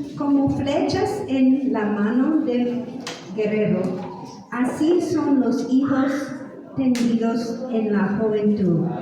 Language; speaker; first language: Spanish; non-native, fluent; English